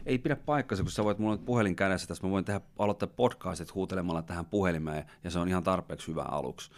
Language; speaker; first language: Finnish; native; Finnish